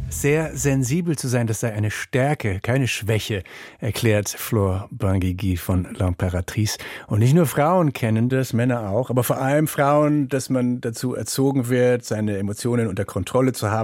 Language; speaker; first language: German; native; German